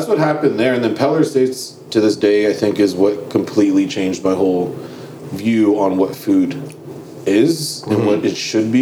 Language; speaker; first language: English; native; English